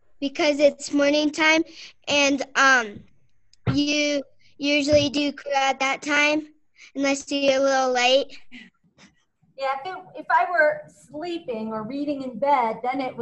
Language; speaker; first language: English; native; English